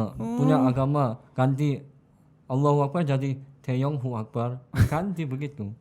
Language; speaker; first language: Indonesian; non-native, fluent; Korean